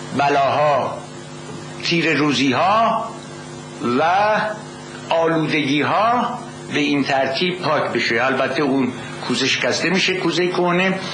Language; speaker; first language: Persian; native; Persian